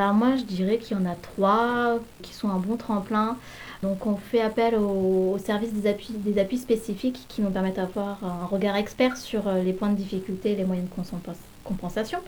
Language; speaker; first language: French; native; French